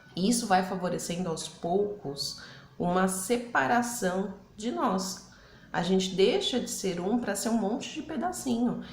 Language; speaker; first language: Portuguese; early bilingual, other home language; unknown